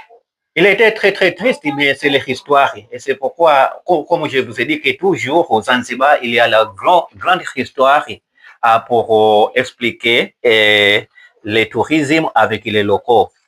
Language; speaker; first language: French; non-native, learner; Swahili